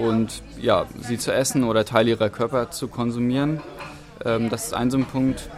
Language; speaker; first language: German; native; German